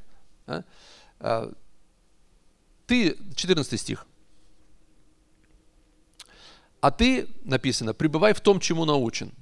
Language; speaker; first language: Russian; native; Russian